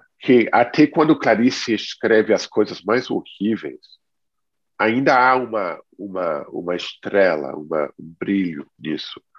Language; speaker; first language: Portuguese; non-native, fluent; English